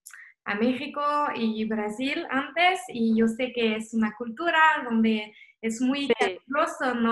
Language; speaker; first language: Spanish; non-native, fluent; French